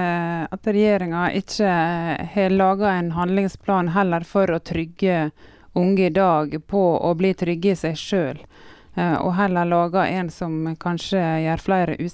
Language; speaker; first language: Norwegian; native; Norwegian